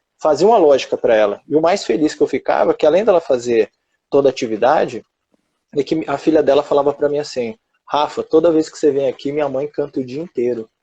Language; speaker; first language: Portuguese; native; Portuguese